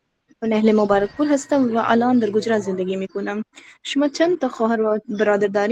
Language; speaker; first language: Persian; non-native, learner; Urdu